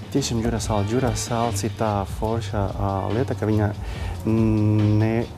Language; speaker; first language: Latvian; non-native, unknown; Spanish